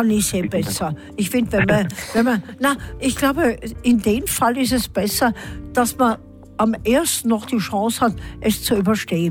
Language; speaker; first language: German; native; German